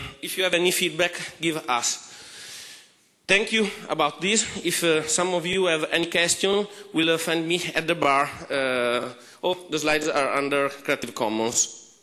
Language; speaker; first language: English; non-native, fluent; Italian